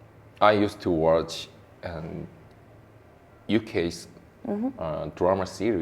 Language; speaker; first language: English; non-native, learner; Korean